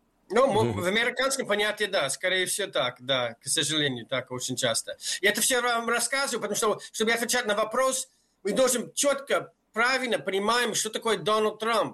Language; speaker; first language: Russian; non-native, fluent; English